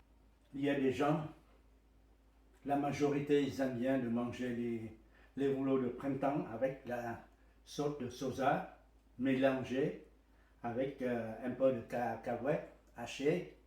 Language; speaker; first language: French; non-native, fluent; Vietnamese